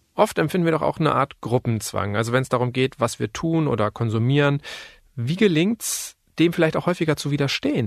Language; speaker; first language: German; native; German